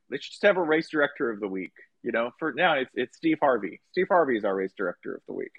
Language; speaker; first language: English; native; English